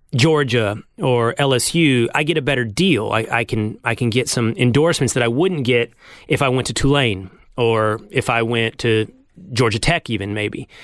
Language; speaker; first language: English; native; English